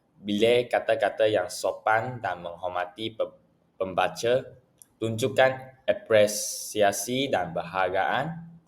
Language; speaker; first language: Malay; non-native, local second language; Chinese